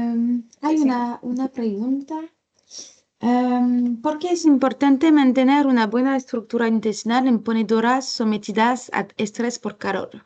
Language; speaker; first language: Spanish; non-native, learner; French